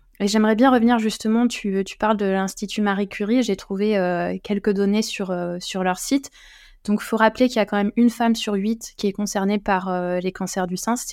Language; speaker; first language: French; native; French